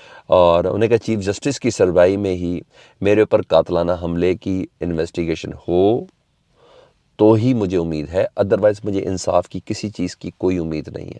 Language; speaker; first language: Urdu; native; Urdu